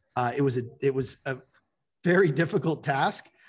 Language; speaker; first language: English; native; English